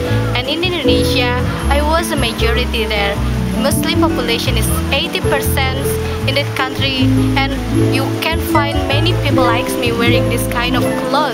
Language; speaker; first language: English; non-native, local second language; Indonesian